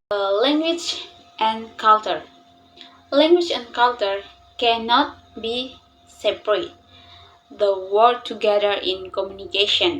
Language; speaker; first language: English; non-native, learner; Indonesian